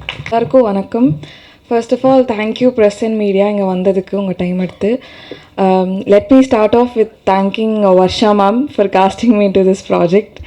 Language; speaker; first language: Tamil; non-native, learner; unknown